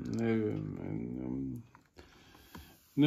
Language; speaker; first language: Slovak; non-native, learner; Arabic